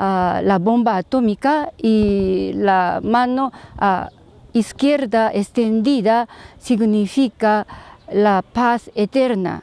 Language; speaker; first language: Spanish; non-native, learner; Japanese